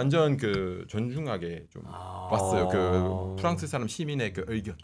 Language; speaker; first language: Korean; non-native, fluent; French